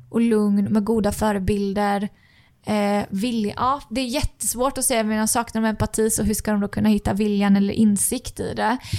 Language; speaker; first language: Swedish; native; Swedish